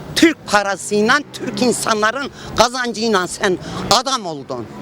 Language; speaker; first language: Turkish; native; Turkish